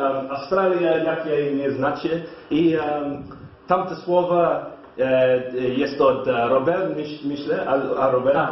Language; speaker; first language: Polish; non-native, learner; English